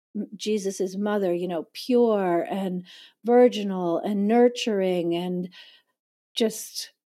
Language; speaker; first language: English; native; English